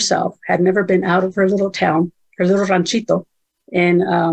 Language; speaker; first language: English; early bilingual, other home language; Spanish